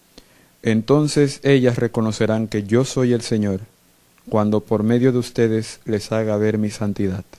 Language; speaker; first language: Spanish; native; Spanish